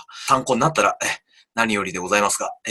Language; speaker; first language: Japanese; native; Japanese